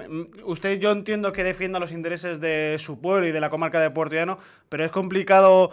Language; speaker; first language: Spanish; native; Spanish